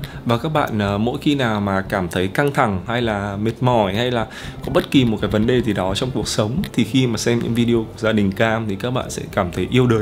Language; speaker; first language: Vietnamese; native; Vietnamese